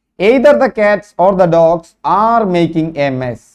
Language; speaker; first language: English; non-native, local second language; Malayalam